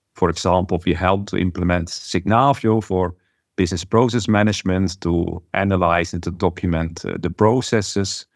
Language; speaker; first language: English; non-native, fluent; Dutch